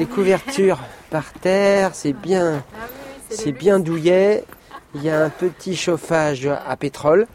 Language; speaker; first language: French; native; French